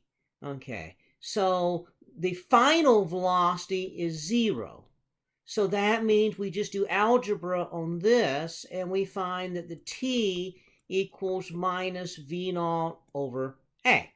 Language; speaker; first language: English; native; English